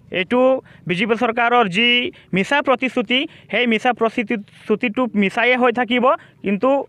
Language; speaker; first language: Assamese; non-native, local second language; Sadri